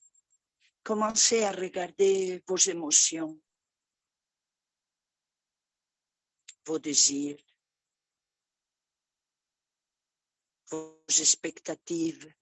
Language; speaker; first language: French; non-native, fluent; Catalan